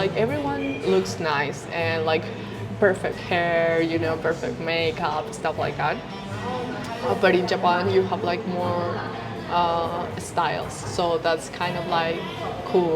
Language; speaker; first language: English; non-native, fluent; Spanish